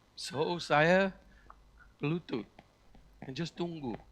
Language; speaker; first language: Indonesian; non-native, learner; English